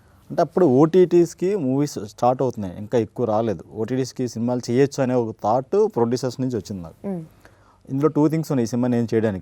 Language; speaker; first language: Telugu; native; Telugu